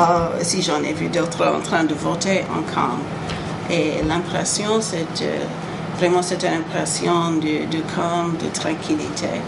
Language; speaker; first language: French; non-native, learner; English